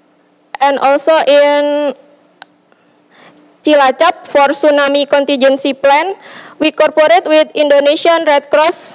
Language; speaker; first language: English; non-native, learner; Indonesian